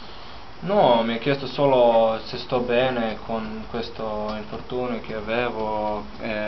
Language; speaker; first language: Italian; non-native, fluent; Slovenian